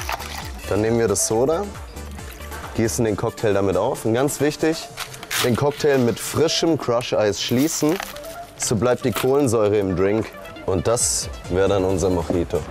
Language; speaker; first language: German; native; German